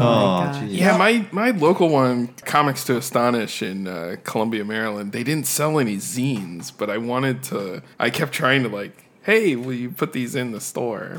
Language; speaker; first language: English; native; English